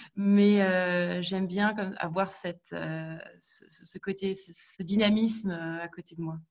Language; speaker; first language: French; native; French